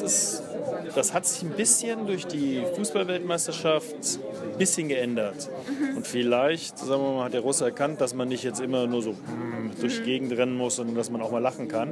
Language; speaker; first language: German; native; German